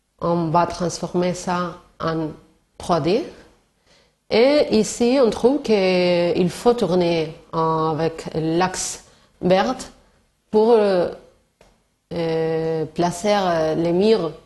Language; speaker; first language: French; non-native, learner; Spanish